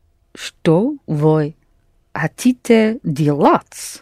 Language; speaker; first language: Russian; non-native, learner; English